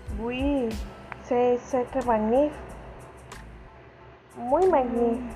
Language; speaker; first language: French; non-native, learner; Spanish